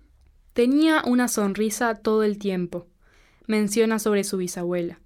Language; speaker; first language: Spanish; native; Spanish